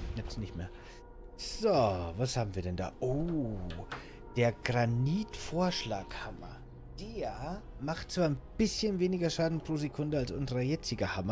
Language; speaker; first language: German; native; German